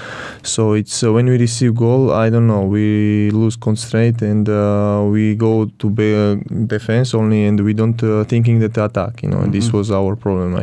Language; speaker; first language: English; non-native, learner; Georgian